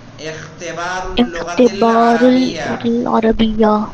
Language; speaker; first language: Arabic; non-native, fluent; Urdu